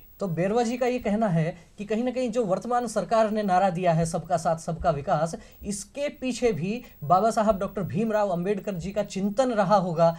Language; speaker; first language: Hindi; native; Hindi